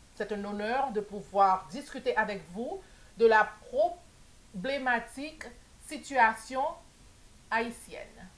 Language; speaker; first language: French; non-native, local second language; Haitian Creole